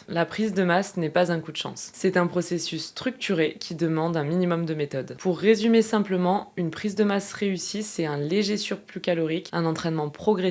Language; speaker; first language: French; native; French